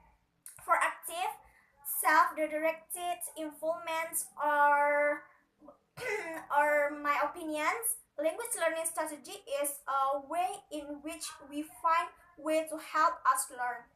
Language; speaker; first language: English; non-native, learner; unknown